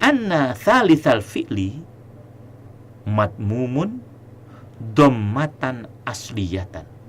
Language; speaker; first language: Arabic; non-native, fluent; Indonesian